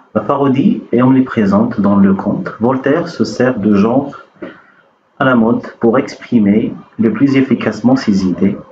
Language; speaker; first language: French; non-native, local second language; Arabic